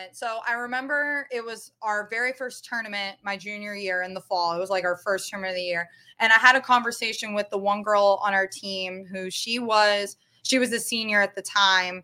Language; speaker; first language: English; native; English